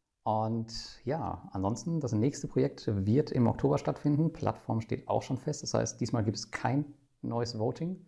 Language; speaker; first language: German; native; German